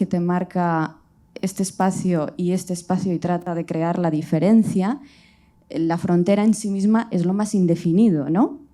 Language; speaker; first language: Spanish; early bilingual, other home language; Riffian